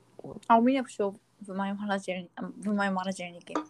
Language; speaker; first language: Russian; non-native, learner; Korean